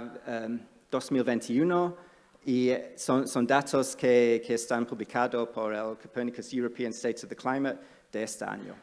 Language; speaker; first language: Spanish; non-native, fluent; English